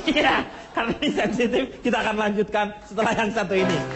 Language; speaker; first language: Indonesian; native; Indonesian